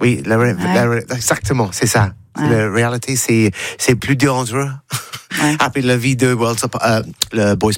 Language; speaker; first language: French; non-native, learner; English